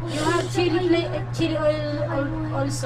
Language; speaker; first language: English; non-native, learner; Filipino